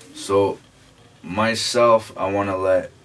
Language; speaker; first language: English; early bilingual, other home language; Spanish